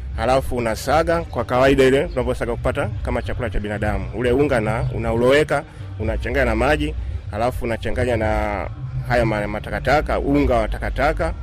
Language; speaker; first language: Swahili; native; Swahili